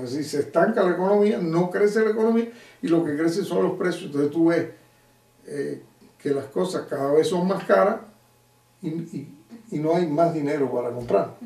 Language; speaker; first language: Spanish; native; Spanish